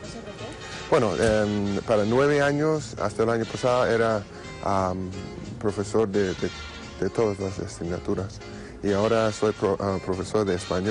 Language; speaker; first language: Spanish; non-native, fluent; English